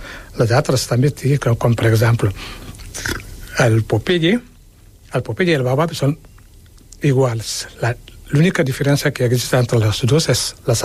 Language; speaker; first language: Catalan; non-native, fluent; Wolof